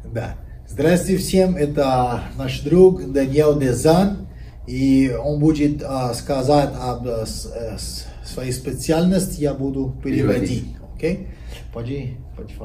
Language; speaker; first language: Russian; non-native, learner; Portuguese